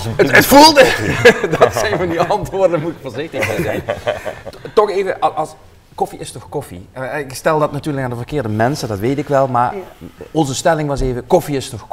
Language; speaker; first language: Dutch; native; Dutch